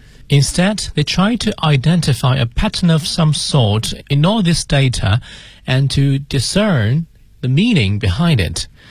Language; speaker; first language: English; non-native, fluent; Chinese